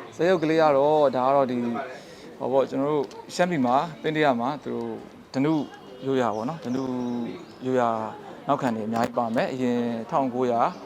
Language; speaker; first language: Burmese; non-native, local second language; Shan